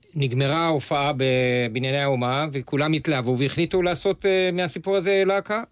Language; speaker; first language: Hebrew; native; Hebrew